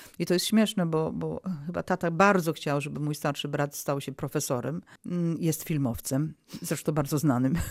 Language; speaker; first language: Polish; early bilingual, heritage; Polish